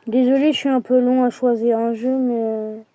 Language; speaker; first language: French; native; French